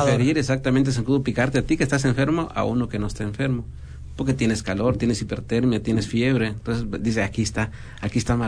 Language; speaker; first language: Spanish; native; Spanish